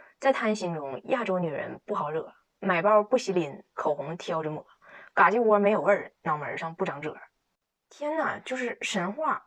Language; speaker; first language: Chinese; native; Chinese